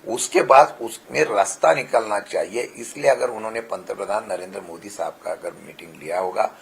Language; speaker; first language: Hindi; non-native, local second language; Marathi